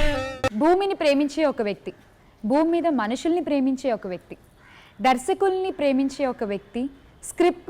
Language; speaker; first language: Telugu; native; Telugu